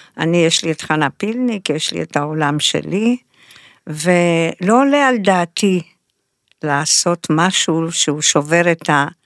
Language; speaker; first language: Hebrew; non-native, fluent; Spanish